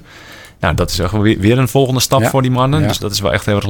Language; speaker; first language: Dutch; native; Dutch